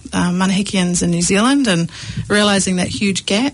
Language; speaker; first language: English; native; English